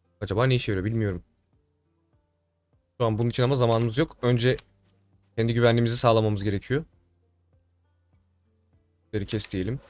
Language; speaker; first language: Turkish; native; Turkish